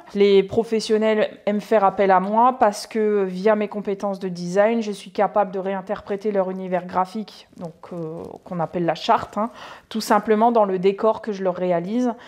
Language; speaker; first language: French; native; French